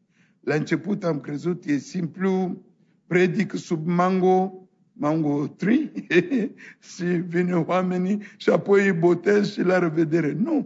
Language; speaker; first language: Romanian; non-native, fluent; French